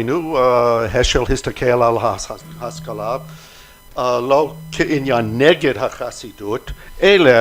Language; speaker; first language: Hebrew; non-native, fluent; English